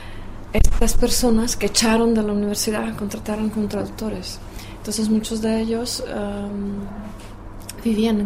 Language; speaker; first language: Spanish; non-native, fluent; Czech